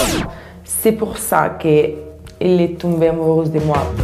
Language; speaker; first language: French; non-native, learner; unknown